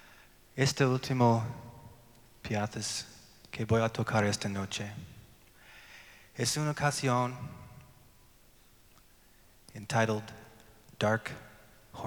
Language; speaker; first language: Spanish; non-native, learner; English